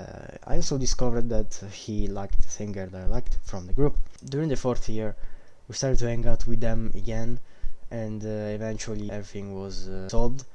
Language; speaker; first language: English; non-native, fluent; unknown